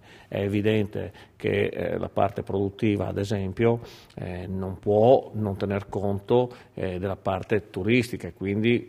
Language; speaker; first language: Italian; native; Italian